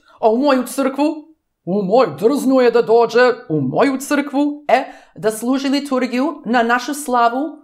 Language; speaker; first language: Serbian; early bilingual, heritage; English